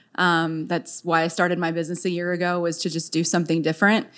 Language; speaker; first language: English; native; English